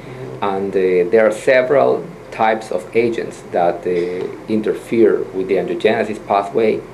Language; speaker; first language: English; non-native, fluent; Spanish